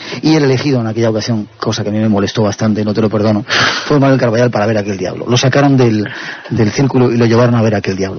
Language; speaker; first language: Spanish; native; Spanish